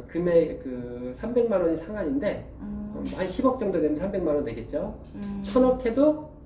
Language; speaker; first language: Korean; native; Korean